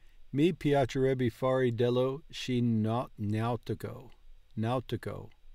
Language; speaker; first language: Italian; non-native, learner; English